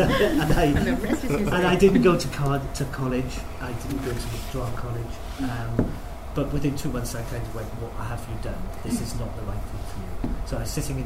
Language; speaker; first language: English; native; English